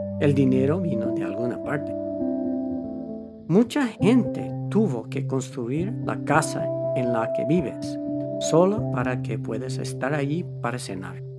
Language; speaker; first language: Spanish; non-native, fluent; English